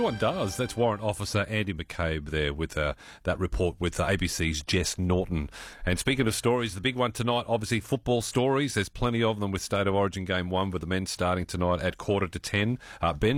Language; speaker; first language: English; native; English